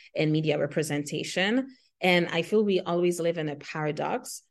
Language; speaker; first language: English; non-native, fluent; Haitian Creole